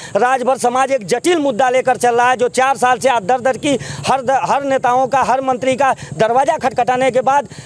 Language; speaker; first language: Hindi; native; Hindi